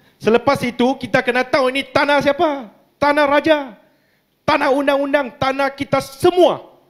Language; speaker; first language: Malay; non-native, local second language; Chinese